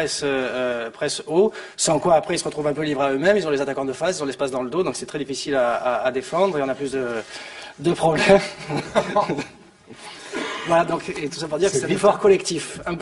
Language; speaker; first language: French; native; French